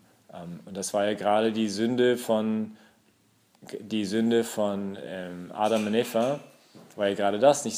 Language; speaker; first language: German; native; German